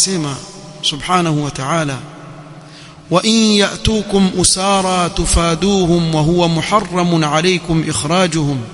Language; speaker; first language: Arabic; non-native, fluent; Swahili